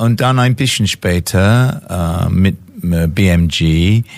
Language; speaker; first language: German; non-native, learner; English